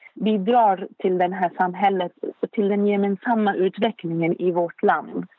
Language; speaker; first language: Swedish; non-native, fluent; Arabic